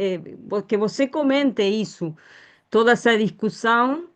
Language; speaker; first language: Portuguese; non-native, learner; Spanish